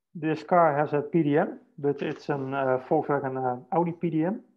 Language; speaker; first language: English; non-native, fluent; Dutch